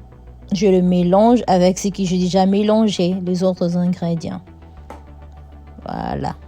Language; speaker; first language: French; non-native, fluent; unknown